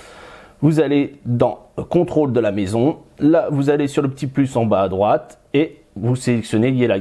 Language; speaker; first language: French; native; French